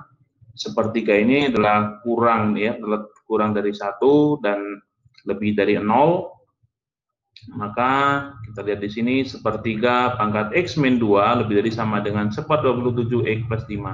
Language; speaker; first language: Indonesian; native; Indonesian